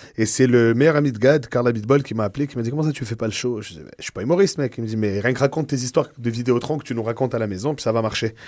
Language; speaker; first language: French; native; French